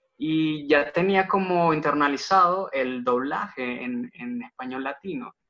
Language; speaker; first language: Spanish; native; Spanish